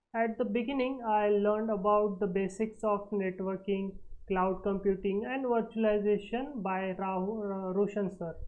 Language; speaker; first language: English; non-native, local second language; Marathi